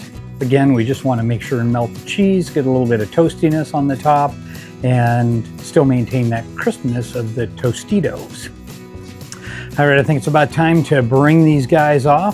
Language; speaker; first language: English; native; English